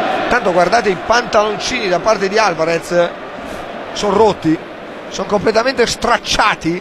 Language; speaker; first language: Italian; native; Italian